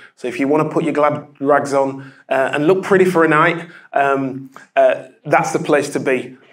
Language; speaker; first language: English; native; English